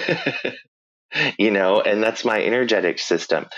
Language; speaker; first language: English; native; English